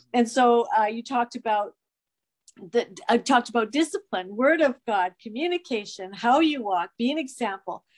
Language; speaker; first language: English; native; English